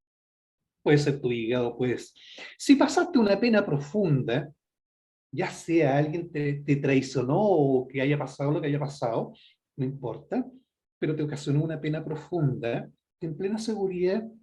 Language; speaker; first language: Spanish; native; Spanish